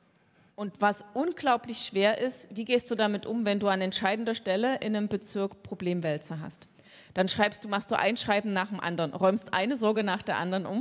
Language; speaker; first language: German; native; German